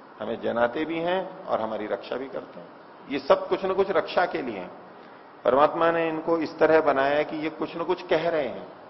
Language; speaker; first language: Hindi; native; Hindi